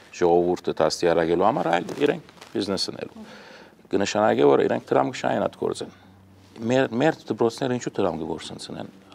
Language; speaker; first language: Armenian; early bilingual, heritage; Armenian